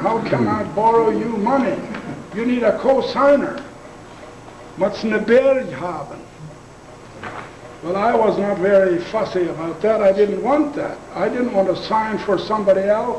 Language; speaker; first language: English; non-native, local second language; Plautdietsch